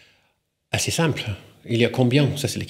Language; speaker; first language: French; non-native, fluent; English